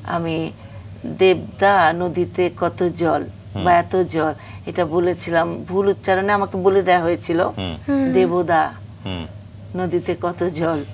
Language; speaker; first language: Bangla; native; Bangla